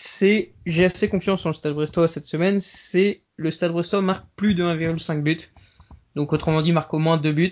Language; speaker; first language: French; native; French